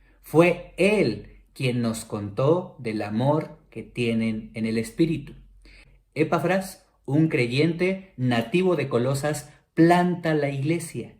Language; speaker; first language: Spanish; native; Spanish